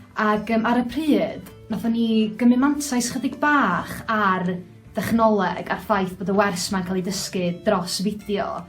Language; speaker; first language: Welsh; native; Welsh